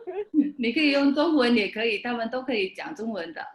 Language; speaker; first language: Chinese; non-native, fluent; Indonesian